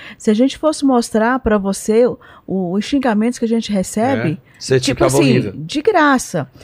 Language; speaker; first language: Portuguese; native; Portuguese